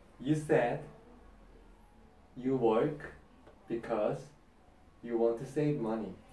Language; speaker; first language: English; non-native, fluent; Korean